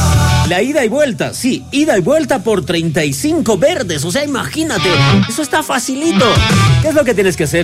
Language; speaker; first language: Spanish; native; Spanish